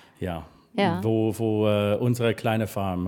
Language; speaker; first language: German; non-native, fluent; English